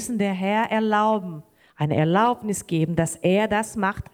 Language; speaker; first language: German; non-native, learner; Portuguese